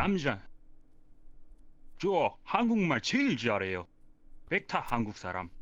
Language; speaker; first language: Korean; non-native, learner; English